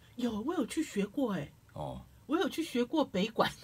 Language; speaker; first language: Chinese; native; Chinese